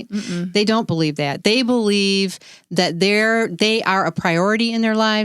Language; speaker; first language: English; native; English